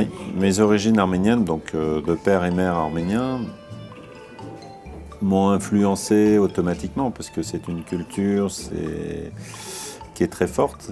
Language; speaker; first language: French; early bilingual, other home language; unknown